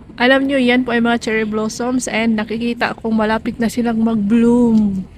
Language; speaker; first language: Filipino; non-native, local second language; Cebuano